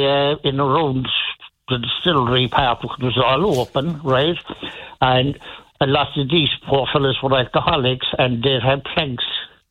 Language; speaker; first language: English; native; English